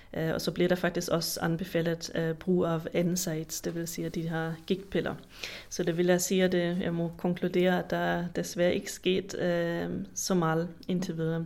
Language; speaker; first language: Danish; non-native, fluent; German